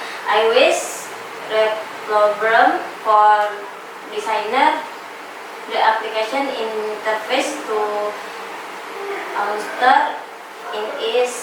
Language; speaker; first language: English; non-native, learner; Indonesian